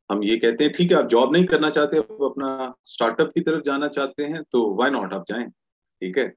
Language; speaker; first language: Urdu; native; Urdu